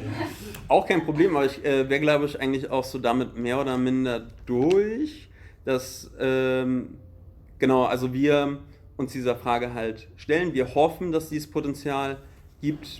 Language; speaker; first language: German; native; German